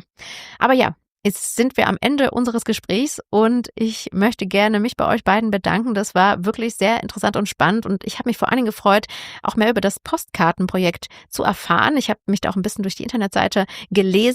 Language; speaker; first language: German; native; German